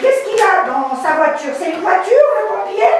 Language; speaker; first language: French; non-native, local second language; Arabic